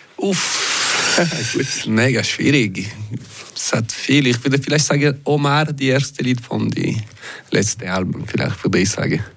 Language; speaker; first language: German; non-native, local second language; French